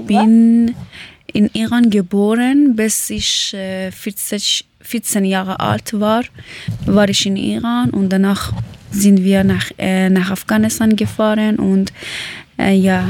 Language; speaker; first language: German; early bilingual, other home language; Persian